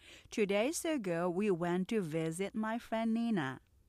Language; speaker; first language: English; non-native, fluent; Korean